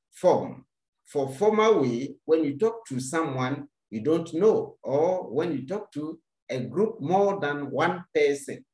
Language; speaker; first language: English; non-native, local second language; Akan